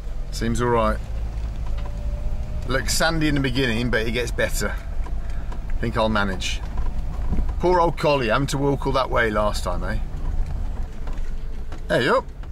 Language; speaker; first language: English; native; English